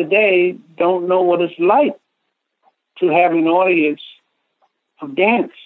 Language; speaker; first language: English; native; English